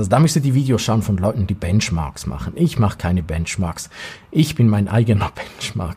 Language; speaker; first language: German; native; German